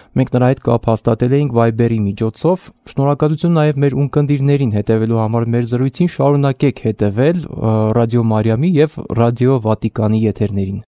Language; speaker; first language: Armenian; native; Armenian